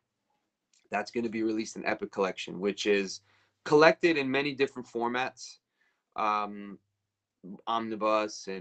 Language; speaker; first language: English; native; English